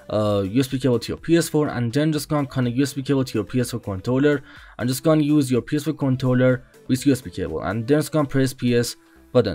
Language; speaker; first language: English; non-native, learner; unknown